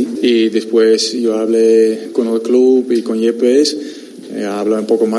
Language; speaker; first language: Spanish; non-native, learner; Dutch